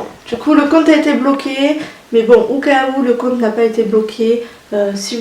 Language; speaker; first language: French; native; French